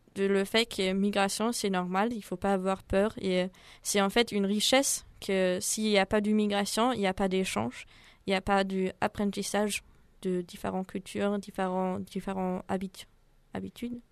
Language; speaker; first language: French; non-native, fluent; German